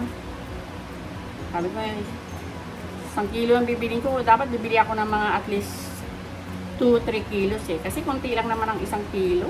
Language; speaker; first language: Filipino; native; Filipino